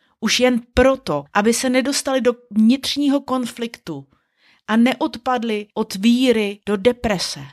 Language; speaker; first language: Czech; native; Czech